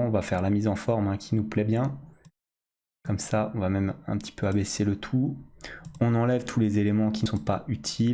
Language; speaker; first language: French; native; French